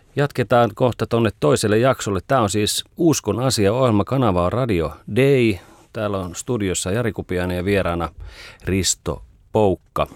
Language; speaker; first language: Finnish; native; Finnish